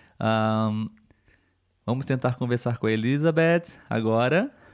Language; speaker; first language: Portuguese; native; Portuguese